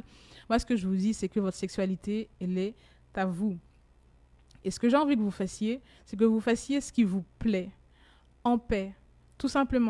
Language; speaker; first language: French; native; French